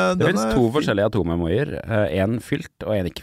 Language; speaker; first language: Norwegian; native; Norwegian